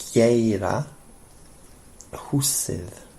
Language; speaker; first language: Icelandic; non-native, learner; English